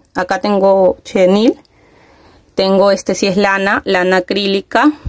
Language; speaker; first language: Spanish; native; Spanish